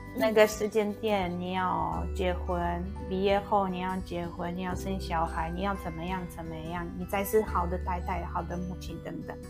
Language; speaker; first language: Chinese; non-native, fluent; Polish